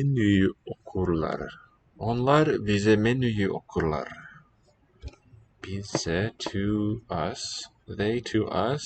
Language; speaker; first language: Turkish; non-native, learner; English